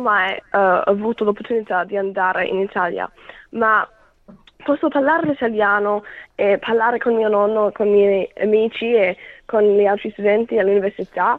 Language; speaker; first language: Italian; early bilingual, heritage; English